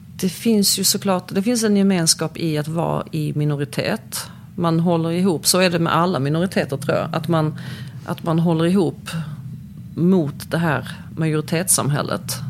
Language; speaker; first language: Swedish; early bilingual, other home language; Polish